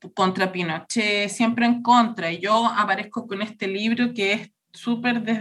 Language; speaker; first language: Spanish; native; Spanish